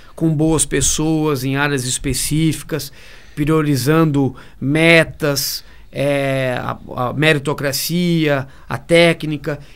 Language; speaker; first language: Portuguese; native; Portuguese